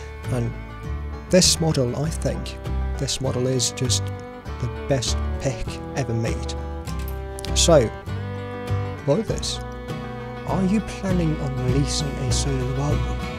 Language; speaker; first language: English; non-native, fluent; Russian